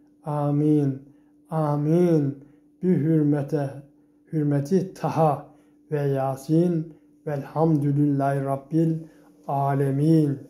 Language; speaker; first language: Turkish; native; Turkish